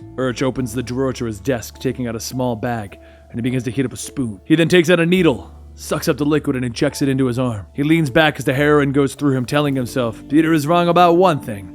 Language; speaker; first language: English; native; English